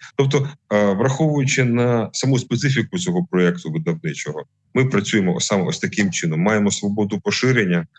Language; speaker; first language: Ukrainian; native; Ukrainian